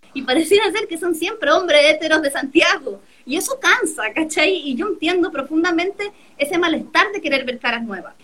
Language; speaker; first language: Spanish; native; Spanish